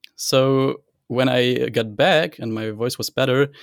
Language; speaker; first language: English; non-native, fluent; German